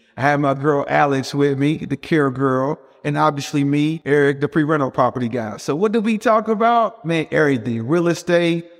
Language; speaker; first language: English; early bilingual, other home language; Spanish